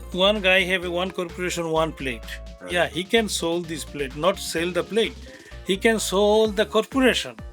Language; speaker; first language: English; non-native, local second language; Sylheti